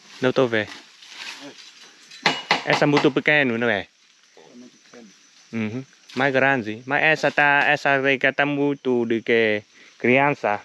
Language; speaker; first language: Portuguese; non-native, learner; Vietnamese